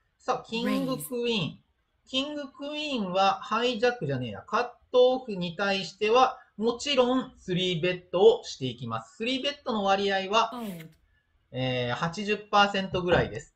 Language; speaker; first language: Japanese; native; Japanese